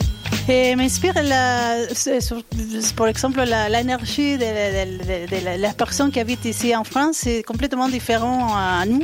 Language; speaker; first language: French; non-native, fluent; Spanish